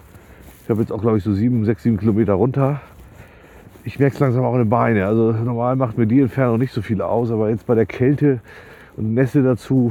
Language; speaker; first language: German; native; German